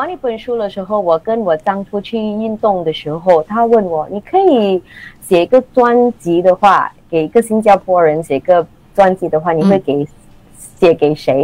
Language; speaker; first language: Chinese; non-native, local second language; English